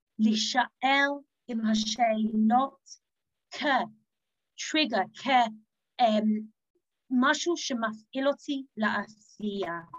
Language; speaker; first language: Hebrew; non-native, fluent; English